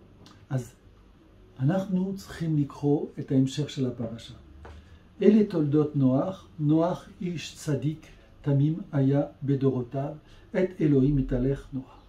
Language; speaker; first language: Hebrew; non-native, fluent; French